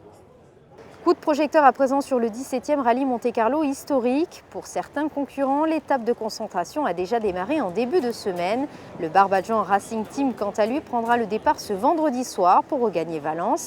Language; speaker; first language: French; native; French